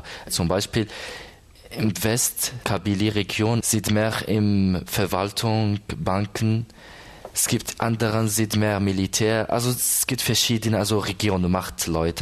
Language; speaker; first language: German; non-native, learner; Arabic